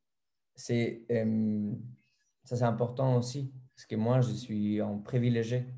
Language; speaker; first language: French; non-native, fluent; Spanish